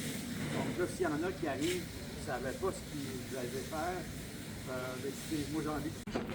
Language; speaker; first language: French; native; French